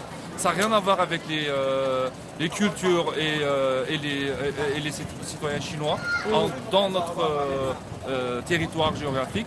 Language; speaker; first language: French; non-native, learner; Uyghur